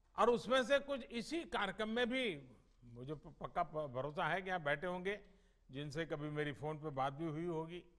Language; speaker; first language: Hindi; non-native, local second language; Gujarati